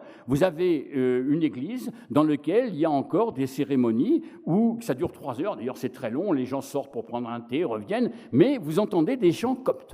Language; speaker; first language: French; native; French